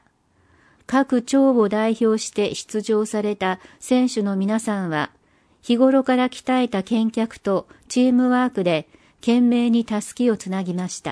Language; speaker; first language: Japanese; native; Japanese